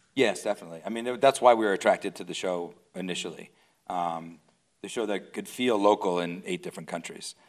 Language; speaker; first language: English; native; English